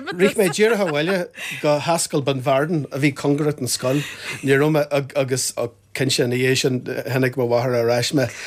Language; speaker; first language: Irish; non-native, local second language; English